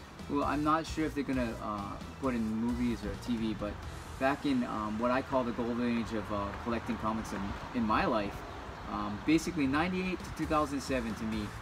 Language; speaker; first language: English; native; English